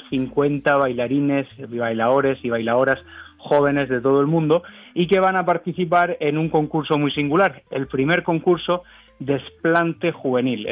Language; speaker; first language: Spanish; native; Spanish